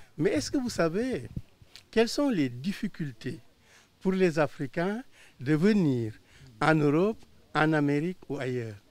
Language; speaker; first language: French; non-native, local second language; Wolof